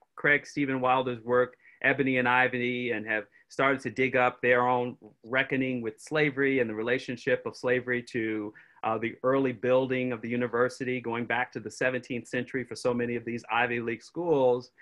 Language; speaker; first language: English; native; English